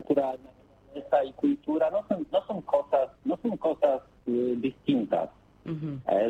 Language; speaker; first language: Spanish; non-native, learner; Polish